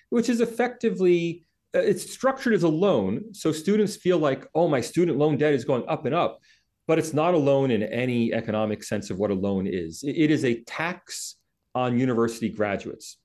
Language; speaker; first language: English; native; English